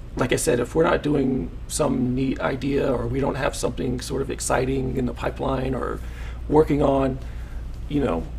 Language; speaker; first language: English; native; English